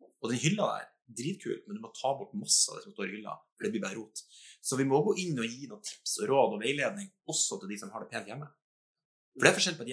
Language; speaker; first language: Norwegian; native; Norwegian